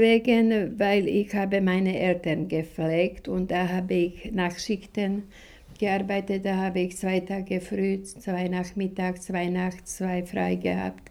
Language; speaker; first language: German; non-native, fluent; Slovak